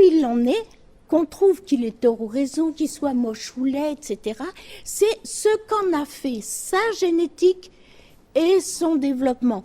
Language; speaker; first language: French; native; French